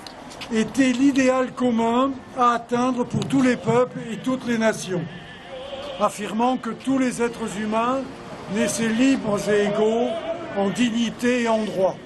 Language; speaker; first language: French; native; French